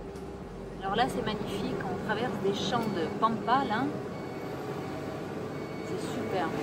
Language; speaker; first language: French; native; French